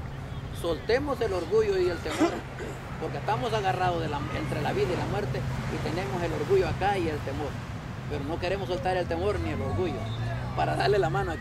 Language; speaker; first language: Spanish; native; Spanish